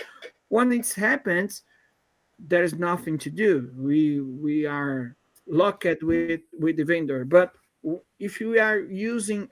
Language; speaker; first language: English; non-native, fluent; Portuguese